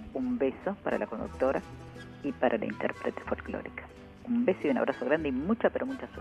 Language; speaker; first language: Spanish; native; Spanish